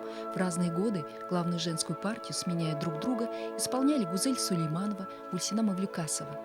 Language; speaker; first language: Russian; native; Russian